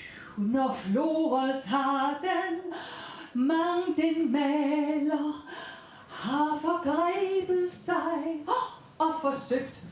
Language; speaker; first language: Danish; native; Danish